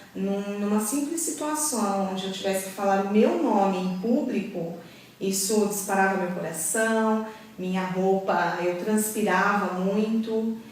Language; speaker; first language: Portuguese; native; Portuguese